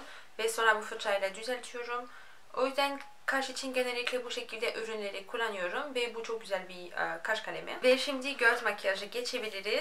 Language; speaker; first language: Turkish; non-native, fluent; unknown